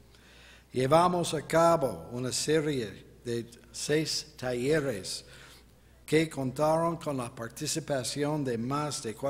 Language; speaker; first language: Spanish; non-native, fluent; English